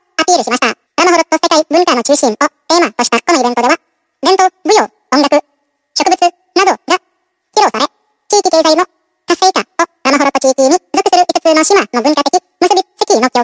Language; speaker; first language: Japanese; non-native, fluent; Indonesian